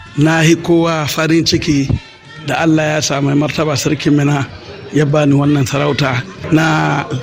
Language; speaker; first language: Hausa; non-native, local second language; Fula